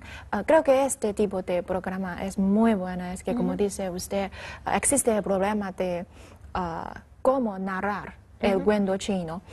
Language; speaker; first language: Spanish; non-native, learner; Chinese